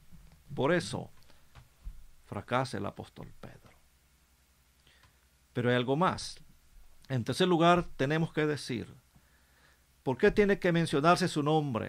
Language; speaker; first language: Spanish; native; Spanish